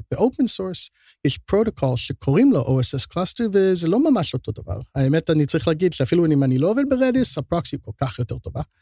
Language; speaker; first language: Hebrew; early bilingual, heritage; Hebrew